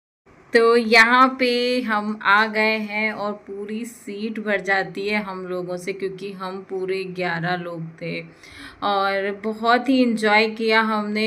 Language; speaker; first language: Hindi; native; Hindi